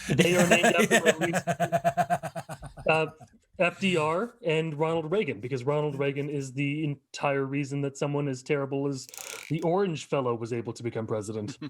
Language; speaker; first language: English; native; English